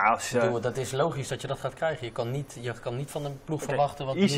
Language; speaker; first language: Dutch; native; Dutch